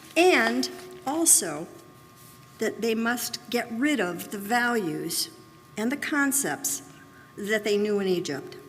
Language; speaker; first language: English; native; English